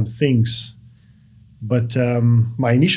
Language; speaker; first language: English; non-native, fluent; Romanian